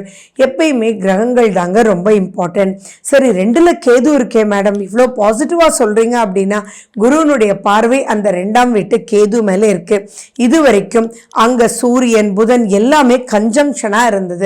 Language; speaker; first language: Tamil; native; Tamil